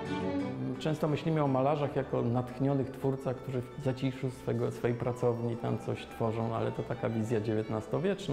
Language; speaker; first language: Polish; native; Polish